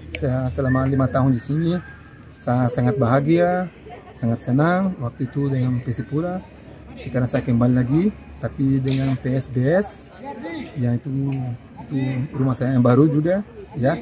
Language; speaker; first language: Indonesian; non-native, fluent; Portuguese